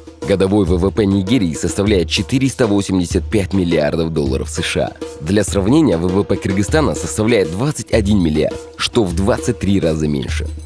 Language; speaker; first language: Russian; native; Russian